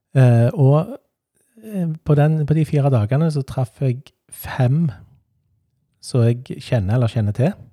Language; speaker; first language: Norwegian; native; Norwegian